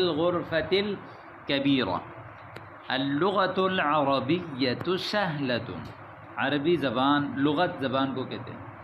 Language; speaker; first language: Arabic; non-native, fluent; Urdu